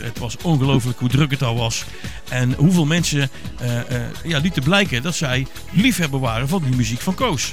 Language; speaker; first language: Dutch; native; Dutch